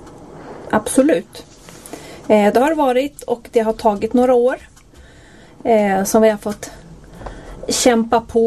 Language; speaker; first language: Swedish; native; Swedish